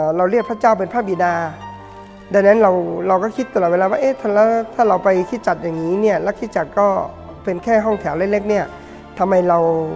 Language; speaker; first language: Thai; non-native, local second language; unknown